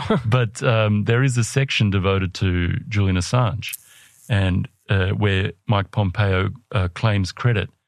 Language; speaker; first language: English; native; English